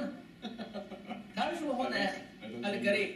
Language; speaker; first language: Arabic; non-native, learner; Chinese